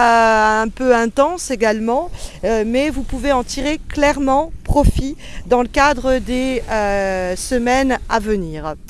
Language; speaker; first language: French; native; French